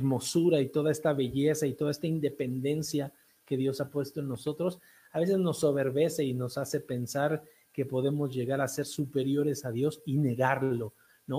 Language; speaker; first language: Spanish; native; Spanish